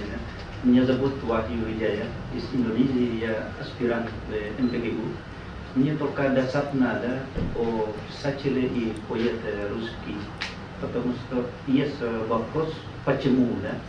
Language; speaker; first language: Russian; non-native, learner; Indonesian